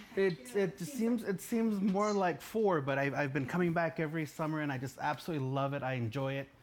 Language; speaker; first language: English; native; English